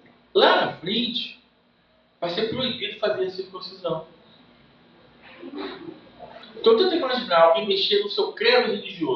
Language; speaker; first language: Portuguese; native; Portuguese